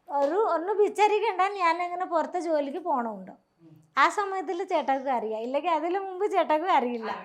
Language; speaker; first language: Malayalam; non-native, local second language; Odia